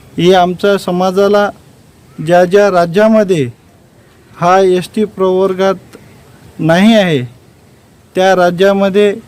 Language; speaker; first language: Marathi; non-native, local second language; Lambadi